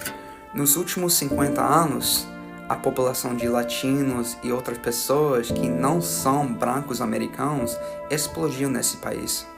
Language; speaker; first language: Portuguese; non-native, fluent; English